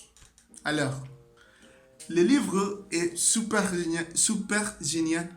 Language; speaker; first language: French; non-native, learner; Spanish